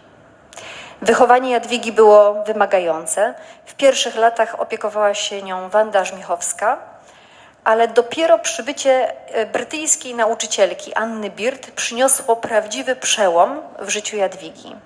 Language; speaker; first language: Polish; native; Polish